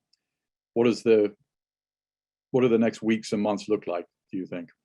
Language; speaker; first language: English; native; English